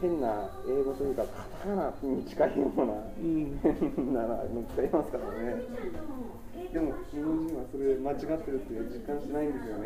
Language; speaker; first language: Japanese; native; Japanese